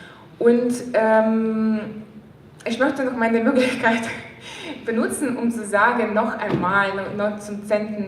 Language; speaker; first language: German; non-native, fluent; Ukrainian